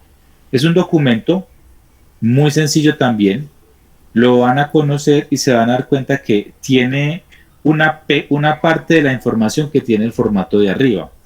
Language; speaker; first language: Spanish; native; Spanish